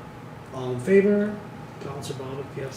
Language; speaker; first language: English; native; English